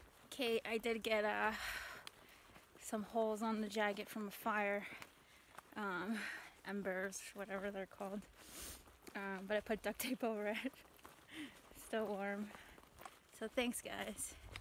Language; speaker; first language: English; early bilingual, other home language; Spanish